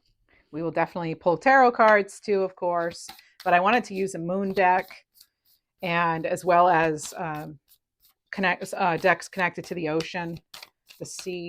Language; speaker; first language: English; native; English